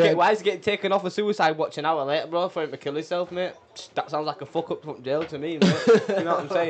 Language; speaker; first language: English; native; English